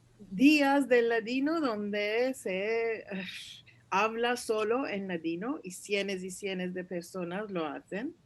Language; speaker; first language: Spanish; early bilingual, heritage; Turkish